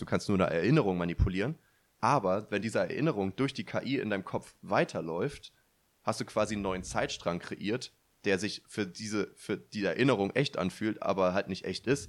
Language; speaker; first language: German; native; German